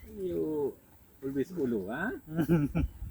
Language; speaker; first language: English; non-native, learner; Filipino